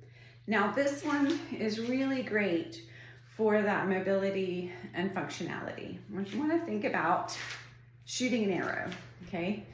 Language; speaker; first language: English; native; English